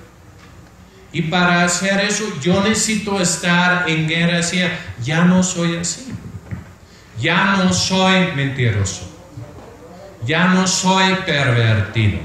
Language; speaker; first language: Spanish; non-native, fluent; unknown